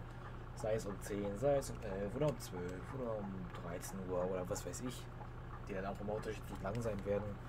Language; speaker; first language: German; native; German